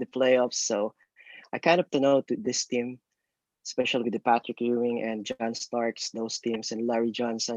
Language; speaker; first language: English; non-native, local second language; Filipino